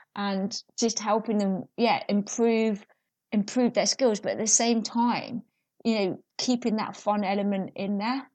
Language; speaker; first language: English; native; English